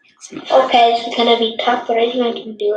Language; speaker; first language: English; native; English